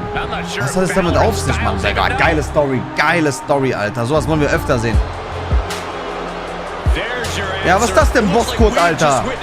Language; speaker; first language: German; native; German